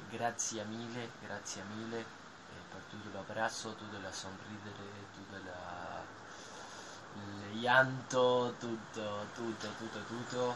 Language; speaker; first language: Italian; non-native, learner; Spanish